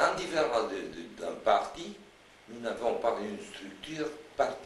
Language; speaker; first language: French; non-native, fluent; Romanian